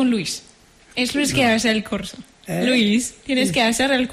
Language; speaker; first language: Spanish; non-native, learner; French